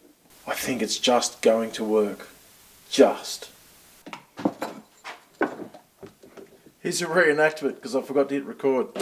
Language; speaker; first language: English; native; English